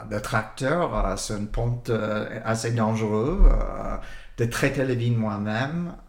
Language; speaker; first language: French; non-native, learner; English